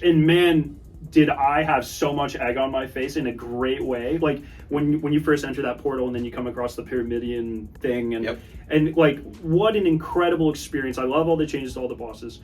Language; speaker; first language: English; native; English